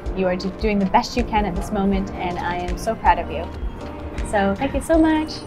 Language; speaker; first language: English; early bilingual, other home language; Chinese